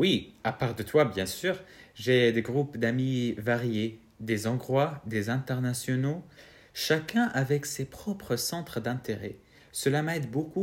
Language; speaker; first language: French; non-native, fluent; Arabic